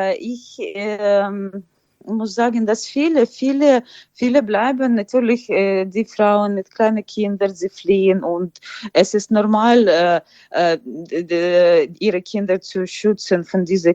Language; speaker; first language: German; non-native, fluent; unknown